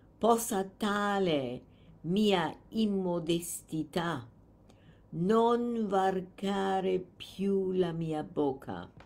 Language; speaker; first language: Italian; non-native, fluent; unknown